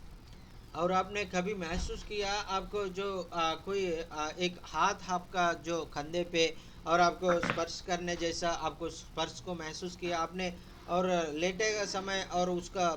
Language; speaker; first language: Hindi; non-native, local second language; Telugu